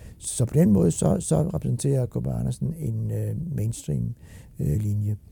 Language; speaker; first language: Danish; native; Danish